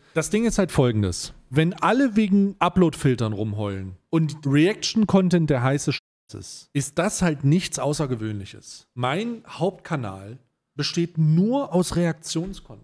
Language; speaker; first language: German; native; German